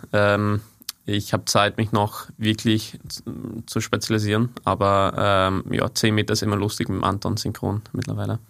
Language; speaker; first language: German; non-native, fluent; English